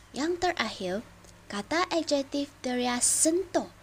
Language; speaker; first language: Indonesian; non-native, local second language; Chinese